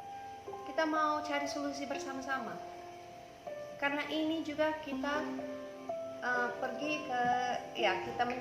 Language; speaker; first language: Indonesian; non-native, fluent; English